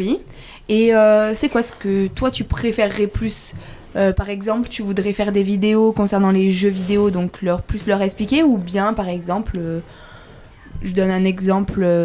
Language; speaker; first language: French; native; French